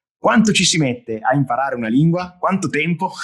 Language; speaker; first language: Italian; native; Italian